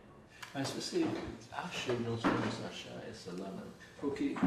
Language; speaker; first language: Portuguese; non-native, fluent; English